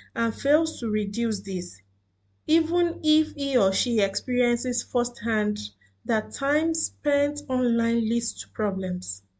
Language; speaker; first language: English; non-native, local second language; Yoruba